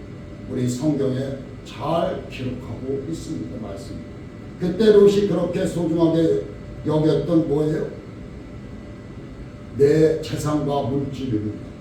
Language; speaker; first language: Korean; native; Korean